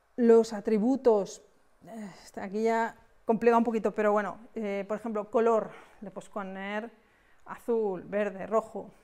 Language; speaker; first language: Spanish; native; Spanish